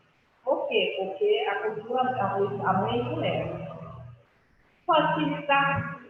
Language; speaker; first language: Portuguese; native; Portuguese